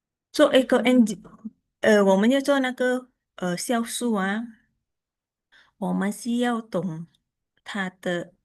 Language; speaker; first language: Chinese; early bilingual, heritage; Chinese